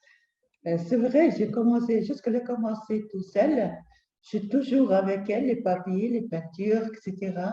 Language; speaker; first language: French; non-native, learner; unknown